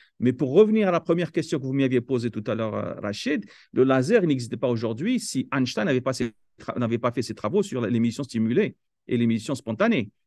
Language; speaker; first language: French; non-native, local second language; Kabyle